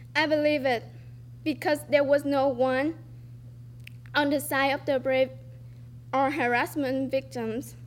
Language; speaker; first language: English; non-native, fluent; Vietnamese